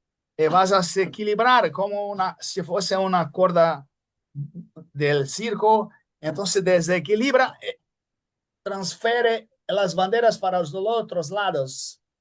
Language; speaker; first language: Spanish; non-native, fluent; Portuguese